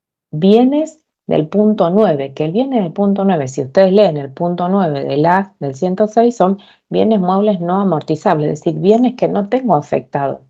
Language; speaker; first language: Spanish; native; Spanish